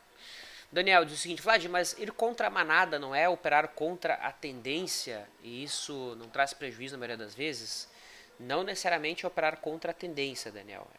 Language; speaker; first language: Portuguese; native; Portuguese